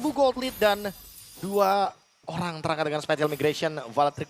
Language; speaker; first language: Indonesian; native; Indonesian